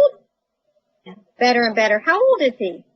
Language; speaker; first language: English; native; English